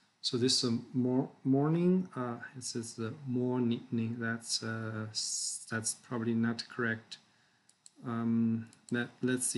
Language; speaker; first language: English; non-native, fluent; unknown